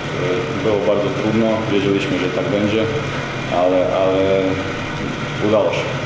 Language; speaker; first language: Polish; non-native, fluent; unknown